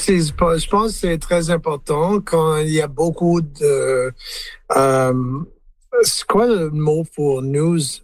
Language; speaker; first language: French; non-native, learner; English